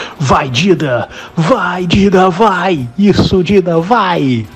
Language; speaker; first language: Portuguese; native; Portuguese